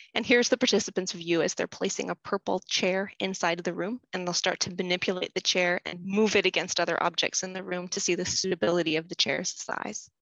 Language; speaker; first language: English; native; English